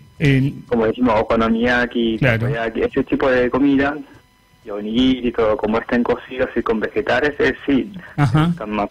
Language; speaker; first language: Spanish; non-native, fluent; Japanese